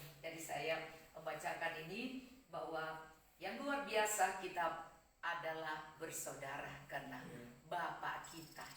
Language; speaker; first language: Indonesian; native; Indonesian